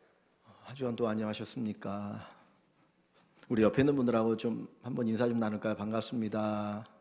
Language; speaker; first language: Korean; native; Korean